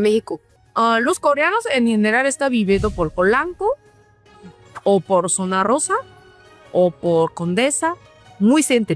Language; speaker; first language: Spanish; non-native, fluent; Korean